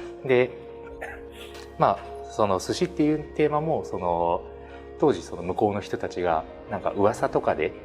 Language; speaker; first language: Japanese; native; Japanese